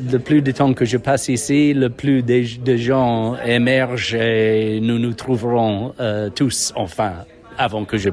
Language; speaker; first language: French; non-native, fluent; English